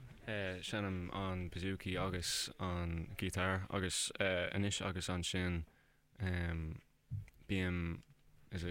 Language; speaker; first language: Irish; non-native, learner; English